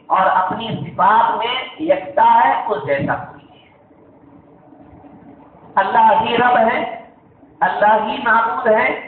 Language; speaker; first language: Urdu; native; Urdu